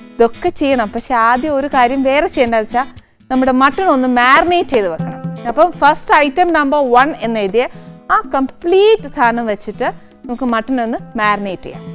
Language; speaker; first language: Malayalam; native; Malayalam